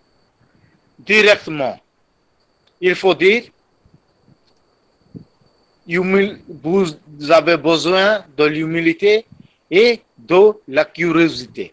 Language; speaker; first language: French; non-native, fluent; Bangla